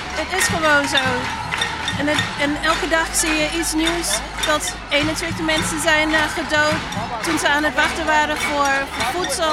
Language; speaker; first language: Dutch; non-native, fluent; English